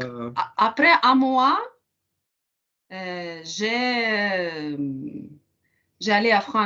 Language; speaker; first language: French; non-native, learner; Ukrainian